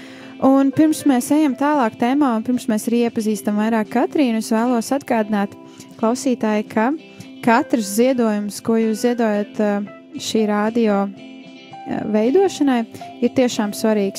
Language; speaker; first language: Latvian; native; Latvian